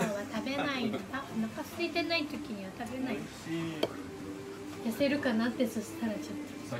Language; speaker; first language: Japanese; native; Japanese